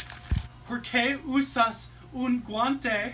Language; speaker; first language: Spanish; non-native, learner; English